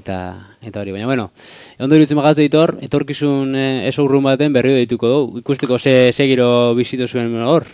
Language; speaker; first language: Basque; native; Basque